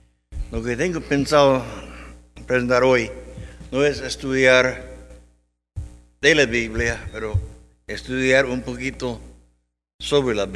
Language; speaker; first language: Spanish; non-native, learner; English